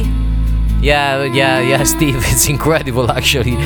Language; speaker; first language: English; non-native, fluent; Italian